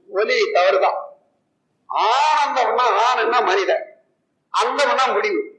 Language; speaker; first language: Tamil; native; Tamil